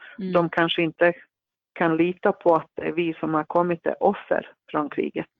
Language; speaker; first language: Swedish; non-native, fluent; Bosnian